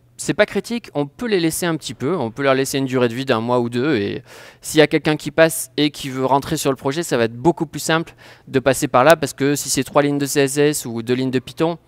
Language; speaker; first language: French; native; French